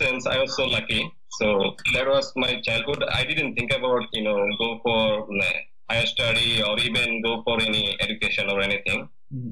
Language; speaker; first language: English; non-native, learner; Bangla